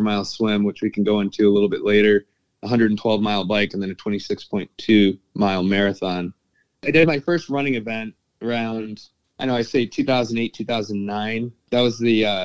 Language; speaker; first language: English; native; English